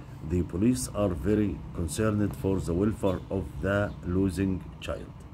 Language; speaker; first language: English; non-native, fluent; Arabic